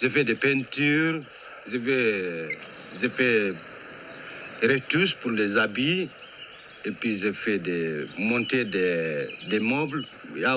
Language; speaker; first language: French; non-native, fluent; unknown